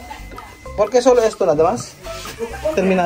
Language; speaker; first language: Spanish; non-native, learner; Filipino